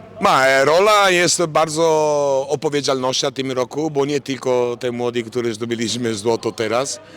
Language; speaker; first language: Polish; non-native, fluent; Italian